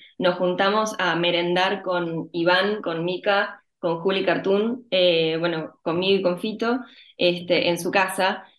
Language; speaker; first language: Spanish; early bilingual, other home language; Ukrainian